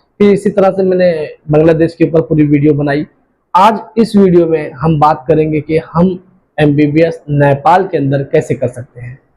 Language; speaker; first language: Hindi; native; Hindi